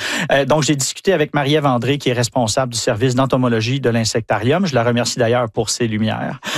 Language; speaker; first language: French; native; French